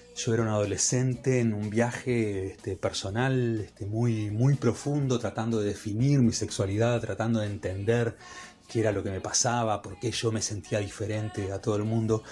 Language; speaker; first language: Spanish; native; Spanish